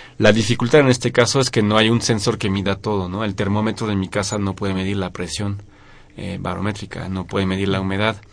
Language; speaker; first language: Spanish; non-native, fluent; French